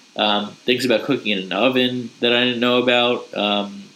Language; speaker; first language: English; native; English